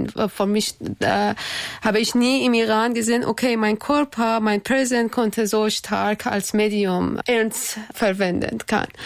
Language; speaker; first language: German; non-native, learner; Persian